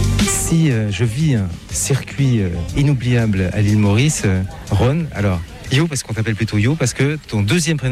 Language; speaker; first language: French; native; French